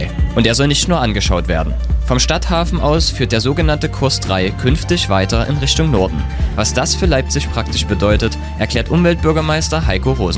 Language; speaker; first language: German; native; German